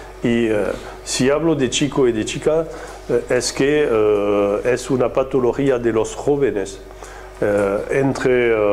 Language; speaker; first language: Spanish; non-native, fluent; French